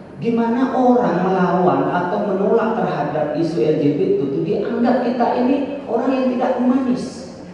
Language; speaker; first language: Indonesian; non-native, local second language; Madurese